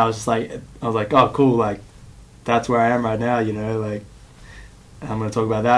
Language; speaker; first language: English; native; English